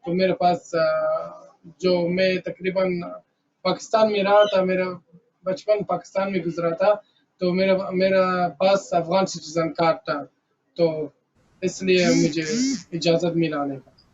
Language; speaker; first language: Hindi; early bilingual, other home language; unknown